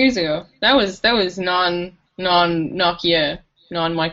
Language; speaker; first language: English; native; English